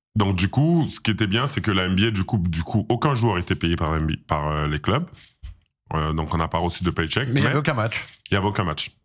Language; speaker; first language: French; native; French